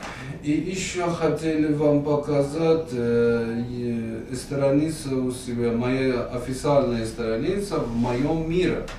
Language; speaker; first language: Russian; non-native, fluent; Persian